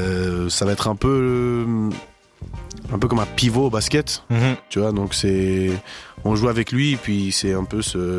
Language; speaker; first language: French; native; French